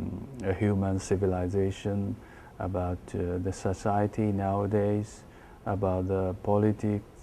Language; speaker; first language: English; non-native, learner; Chinese